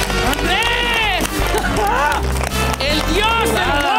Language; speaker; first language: Spanish; native; Spanish